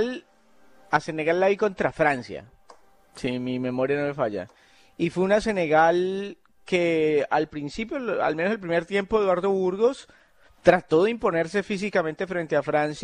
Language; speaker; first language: Spanish; native; Spanish